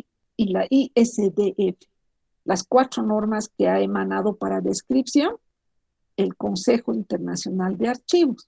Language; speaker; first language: Spanish; native; Spanish